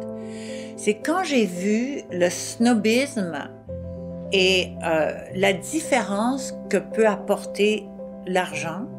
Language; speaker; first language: French; native; French